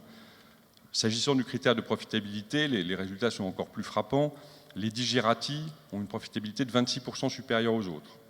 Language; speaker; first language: French; native; French